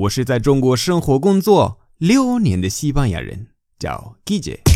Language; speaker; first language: Chinese; non-native, fluent; Spanish